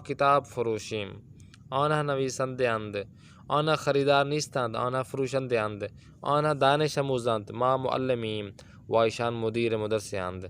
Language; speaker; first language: Persian; non-native, fluent; Urdu